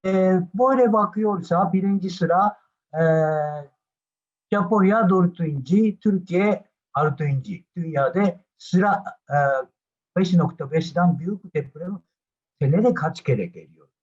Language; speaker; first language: Turkish; non-native, learner; Japanese